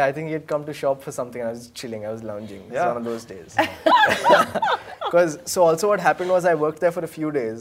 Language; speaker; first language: English; non-native, local second language; Hindi